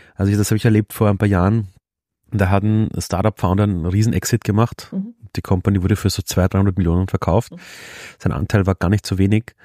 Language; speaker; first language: German; native; German